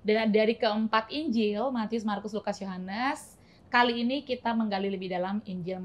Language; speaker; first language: Indonesian; native; Indonesian